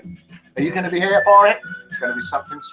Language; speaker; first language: English; native; English